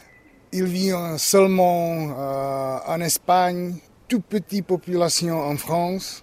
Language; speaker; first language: French; non-native, learner; Czech